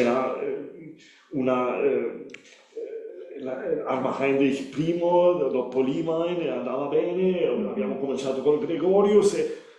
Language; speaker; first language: Italian; non-native, learner; Spanish